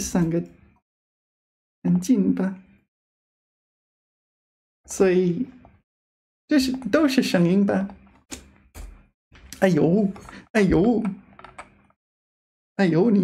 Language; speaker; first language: Chinese; non-native, fluent; English